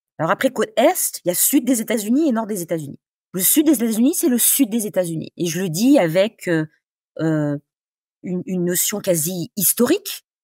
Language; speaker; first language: French; native; French